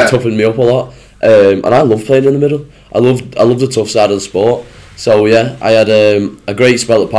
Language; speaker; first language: English; native; English